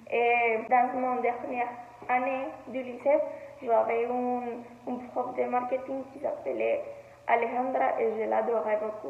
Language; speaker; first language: French; non-native, learner; Spanish